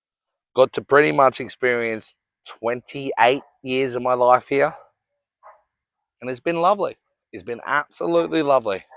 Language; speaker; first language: English; native; English